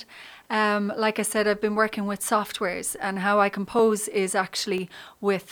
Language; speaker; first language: English; native; English